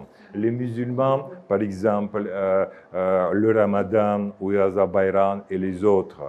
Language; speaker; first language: French; non-native, fluent; Russian